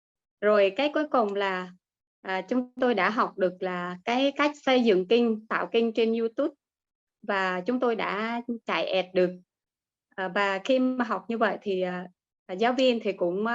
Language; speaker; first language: Vietnamese; native; Vietnamese